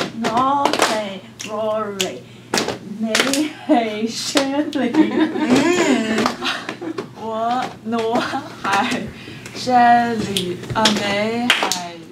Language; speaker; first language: Cantonese; non-native, learner; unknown